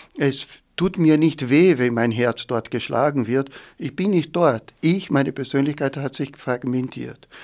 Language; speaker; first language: German; non-native, fluent; Portuguese